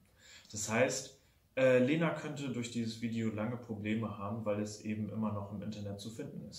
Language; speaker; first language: German; native; German